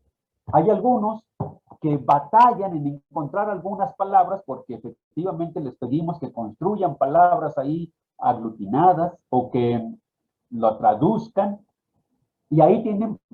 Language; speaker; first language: Spanish; native; Spanish